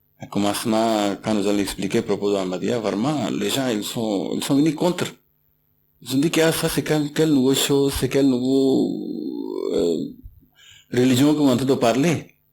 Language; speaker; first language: French; non-native, learner; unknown